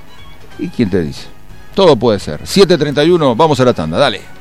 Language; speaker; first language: Spanish; native; Spanish